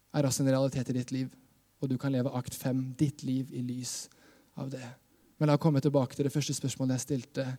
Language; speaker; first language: Norwegian; native; Norwegian